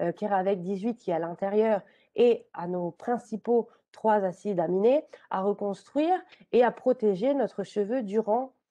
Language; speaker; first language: French; native; French